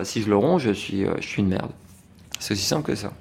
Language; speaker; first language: French; native; French